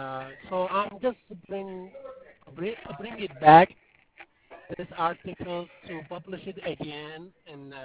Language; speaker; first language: English; non-native, fluent; Arabic